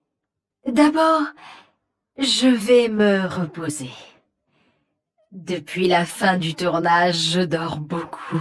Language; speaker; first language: French; native; French